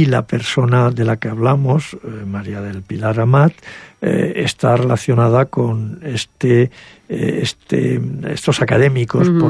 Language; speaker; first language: Spanish; native; Spanish